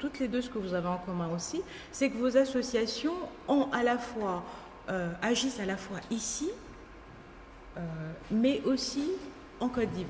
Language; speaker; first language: French; native; French